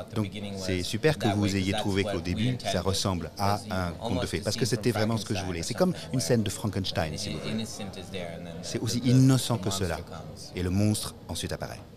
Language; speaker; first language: French; non-native, fluent; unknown